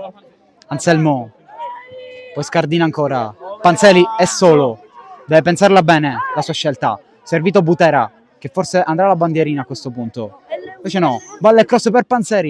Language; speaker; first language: Italian; native; Italian